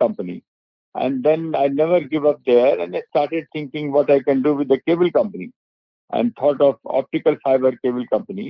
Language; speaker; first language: English; non-native, local second language; Hindi